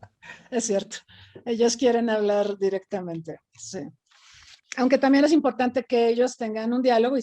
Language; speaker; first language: Spanish; native; Spanish